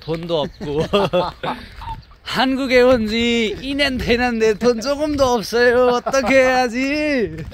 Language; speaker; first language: Korean; non-native, learner; Nepali